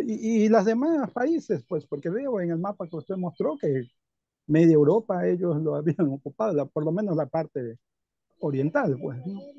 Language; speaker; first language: Spanish; native; Spanish